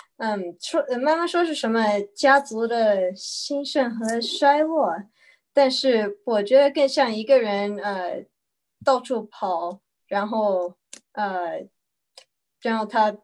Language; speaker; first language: Chinese; early bilingual, heritage; Chinese